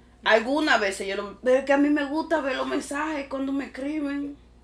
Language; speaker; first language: Spanish; early bilingual, heritage; Spanish